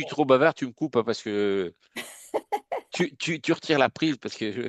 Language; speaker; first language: French; native; French